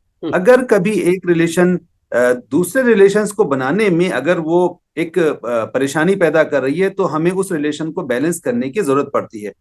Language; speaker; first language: Hindi; native; Hindi